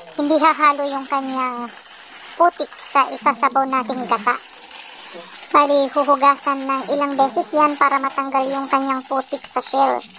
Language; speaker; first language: Filipino; non-native, local second language; Pangasinan